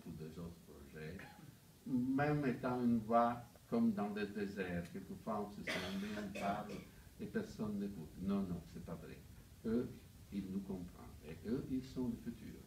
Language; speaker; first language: French; non-native, fluent; Italian